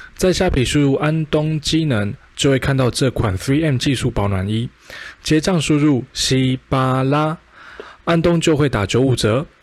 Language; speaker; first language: Chinese; early bilingual, heritage; Chinese